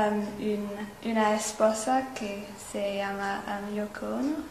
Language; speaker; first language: Spanish; non-native, learner; English